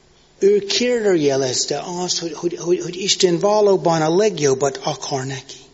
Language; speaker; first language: Hungarian; non-native, fluent; English